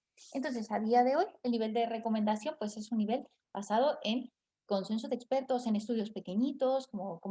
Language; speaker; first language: Spanish; native; Spanish